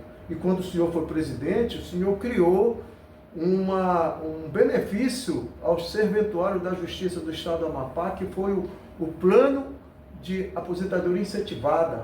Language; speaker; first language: Portuguese; native; Portuguese